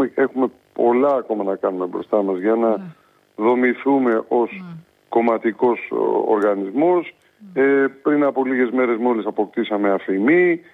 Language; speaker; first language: Greek; native; Greek